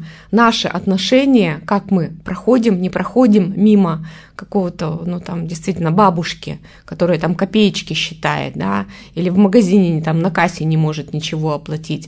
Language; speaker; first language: Russian; native; Russian